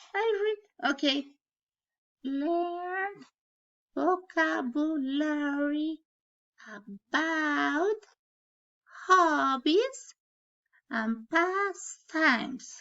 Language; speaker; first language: English; non-native, learner; Spanish